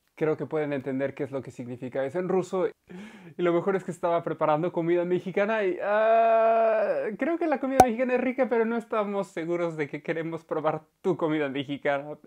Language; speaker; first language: Spanish; native; Spanish